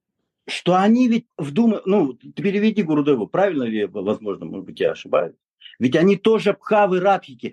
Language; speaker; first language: Russian; native; Russian